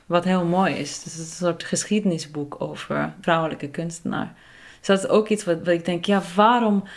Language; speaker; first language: Dutch; non-native, fluent; Norwegian